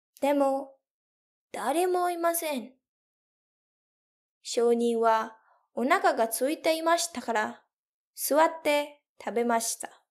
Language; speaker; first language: Japanese; non-native, fluent; English